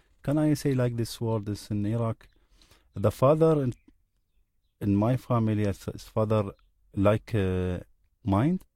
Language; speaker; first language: English; non-native, learner; Arabic